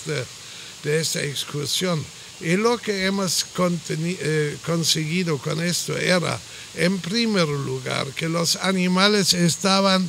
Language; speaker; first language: Spanish; non-native, fluent; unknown